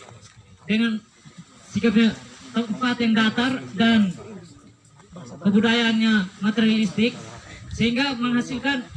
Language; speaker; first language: Indonesian; non-native, local second language; Tetum